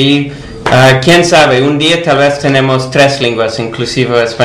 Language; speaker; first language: Spanish; non-native, fluent; English